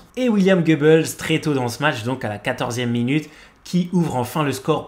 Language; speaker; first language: French; native; French